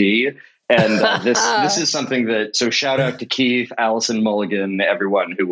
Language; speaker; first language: English; native; English